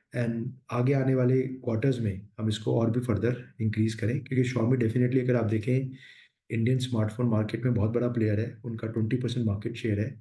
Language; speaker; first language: Hindi; native; Hindi